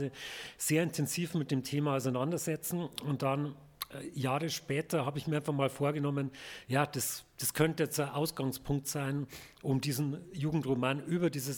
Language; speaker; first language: German; native; German